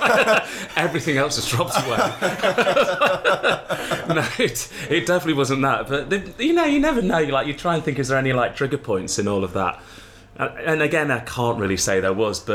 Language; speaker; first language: English; native; English